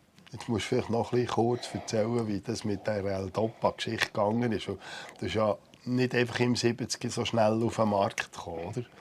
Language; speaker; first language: German; native; German